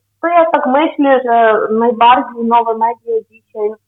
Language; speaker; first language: Polish; non-native, fluent; Ukrainian